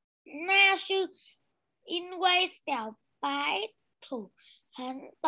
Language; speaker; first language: Chinese; non-native, learner; Vietnamese